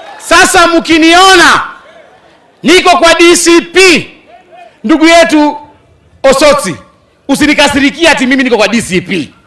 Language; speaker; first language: Swahili; non-native, local second language; Luyia